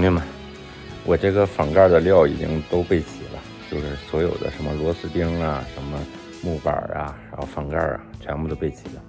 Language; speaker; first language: Chinese; native; Chinese